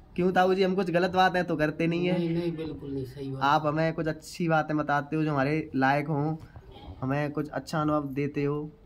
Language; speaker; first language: Hindi; native; Hindi